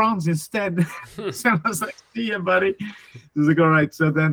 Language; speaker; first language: English; non-native, fluent; Dutch